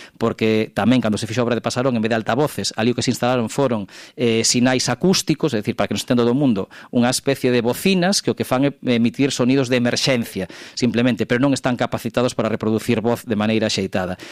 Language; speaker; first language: Galician; native; Galician